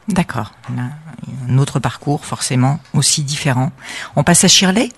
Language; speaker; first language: French; native; French